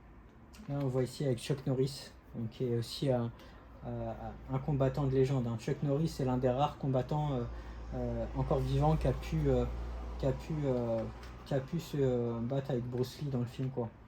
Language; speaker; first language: French; native; French